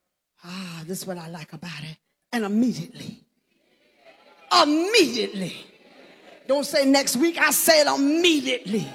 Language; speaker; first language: English; native; English